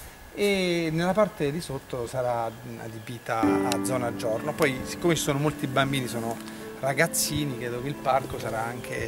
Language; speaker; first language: Italian; native; Italian